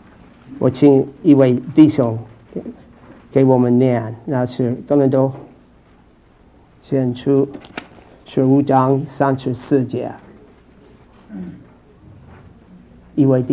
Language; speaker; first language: Chinese; non-native, fluent; English